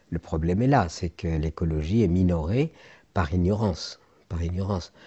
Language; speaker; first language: French; non-native, local second language; Arabic